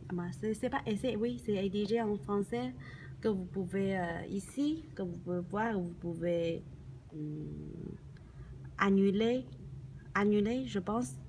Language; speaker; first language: French; non-native, learner; Chinese